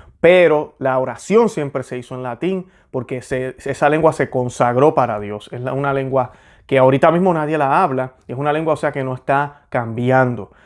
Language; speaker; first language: Spanish; native; Spanish